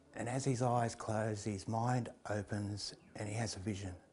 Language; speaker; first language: English; native; English